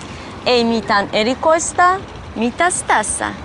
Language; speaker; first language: Finnish; non-native, fluent; Albanian